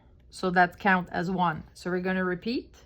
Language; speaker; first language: English; non-native, fluent; French